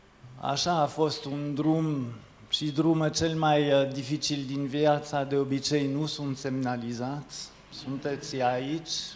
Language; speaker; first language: Romanian; non-native, fluent; French